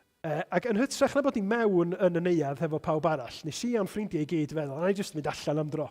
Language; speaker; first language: Welsh; native; Welsh